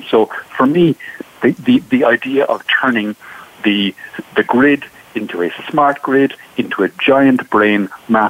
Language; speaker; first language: English; native; English